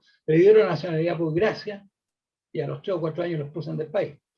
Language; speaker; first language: Spanish; native; Spanish